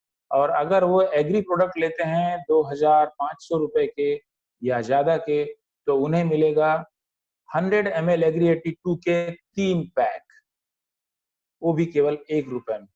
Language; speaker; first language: Hindi; native; Hindi